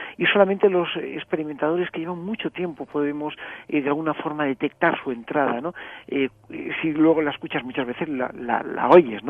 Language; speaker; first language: Spanish; native; Spanish